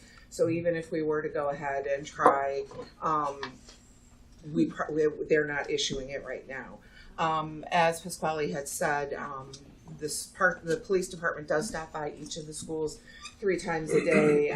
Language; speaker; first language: English; native; English